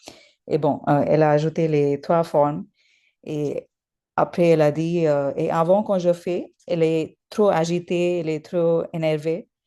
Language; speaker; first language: French; non-native, learner; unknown